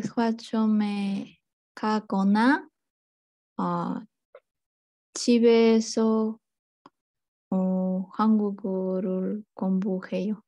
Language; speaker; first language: Korean; non-native, learner; Spanish